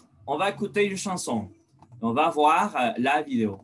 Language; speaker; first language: French; non-native, fluent; Spanish